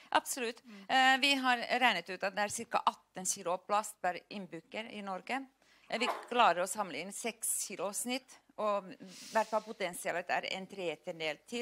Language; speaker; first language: Norwegian; non-native, fluent; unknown